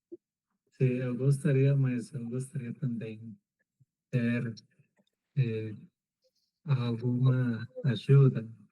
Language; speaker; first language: Portuguese; non-native, learner; Spanish